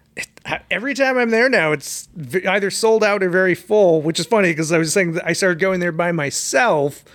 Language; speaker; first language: English; native; English